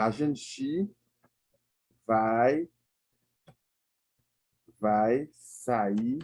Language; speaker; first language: Portuguese; non-native, learner; Haitian Creole